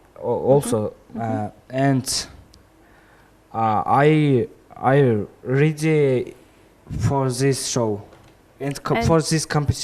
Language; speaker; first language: English; non-native, learner; Kyrgyz